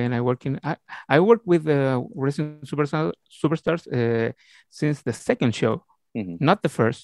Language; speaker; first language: English; non-native, learner; Spanish